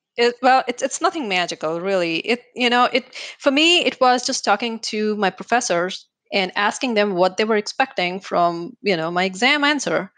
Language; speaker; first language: English; non-native, local second language; Hindi